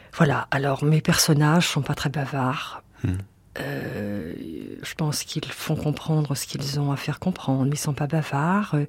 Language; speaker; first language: French; native; French